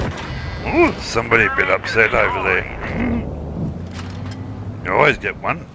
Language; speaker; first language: English; native; English